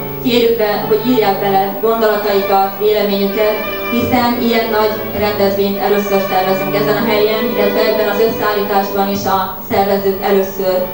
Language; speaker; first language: Hungarian; native; Hungarian